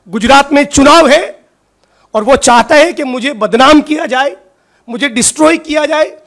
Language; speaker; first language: Hindi; non-native, local second language; Gujarati